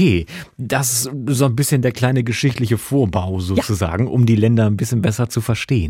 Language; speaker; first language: German; native; German